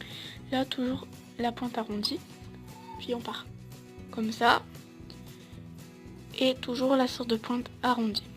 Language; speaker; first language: French; native; French